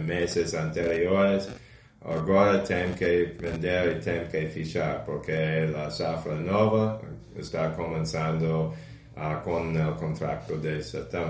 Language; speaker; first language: Portuguese; non-native, fluent; English